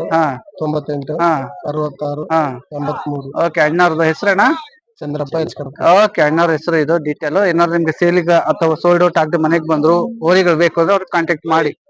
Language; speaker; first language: Kannada; native; Kannada